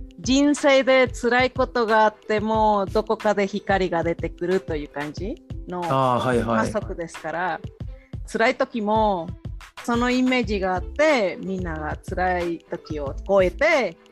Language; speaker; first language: Japanese; non-native, fluent; Spanish